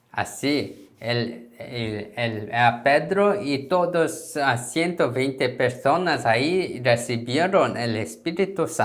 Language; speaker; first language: Spanish; non-native, learner; Korean